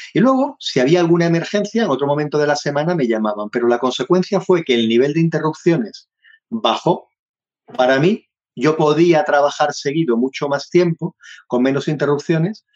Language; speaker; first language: Spanish; native; Spanish